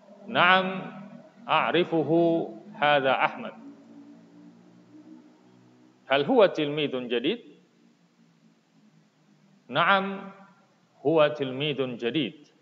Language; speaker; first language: Arabic; non-native, fluent; Indonesian